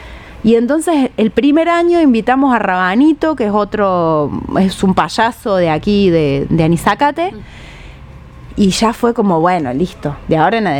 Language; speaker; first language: Spanish; native; Spanish